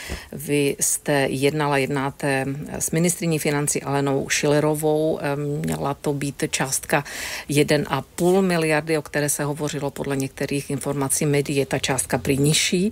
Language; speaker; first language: Czech; native; Czech